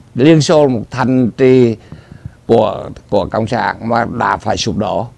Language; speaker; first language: Vietnamese; native; Vietnamese